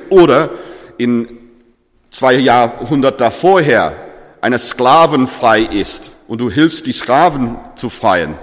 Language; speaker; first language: German; non-native, fluent; English